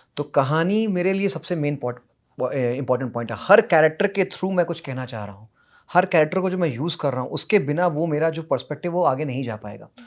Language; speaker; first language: Hindi; native; Hindi